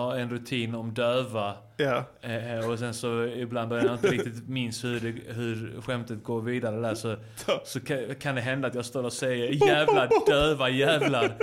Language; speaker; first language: Swedish; native; Swedish